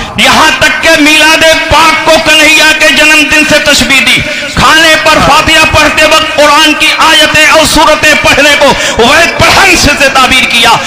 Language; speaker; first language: Urdu; native; Urdu